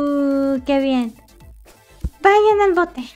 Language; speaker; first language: Spanish; non-native, learner; English